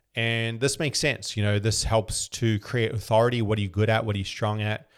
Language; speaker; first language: English; native; English